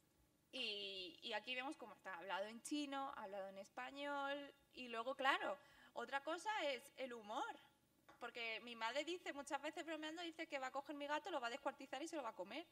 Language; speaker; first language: Spanish; early bilingual, other home language; Chinese